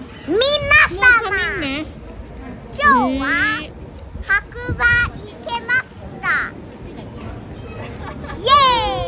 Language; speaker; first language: Japanese; non-native, learner; Indonesian